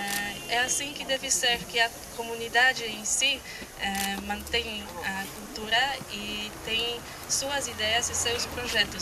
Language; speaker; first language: Portuguese; non-native, fluent; Polish